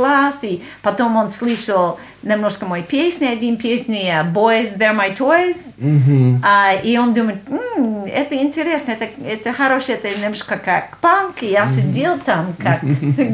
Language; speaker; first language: Russian; non-native, learner; English